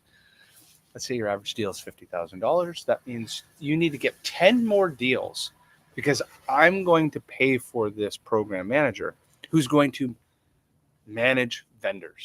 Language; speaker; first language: English; native; English